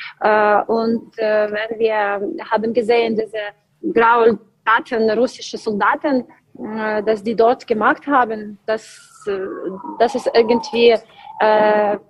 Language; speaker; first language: German; non-native, learner; Ukrainian